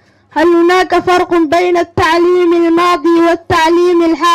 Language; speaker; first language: Arabic; non-native, learner; Somali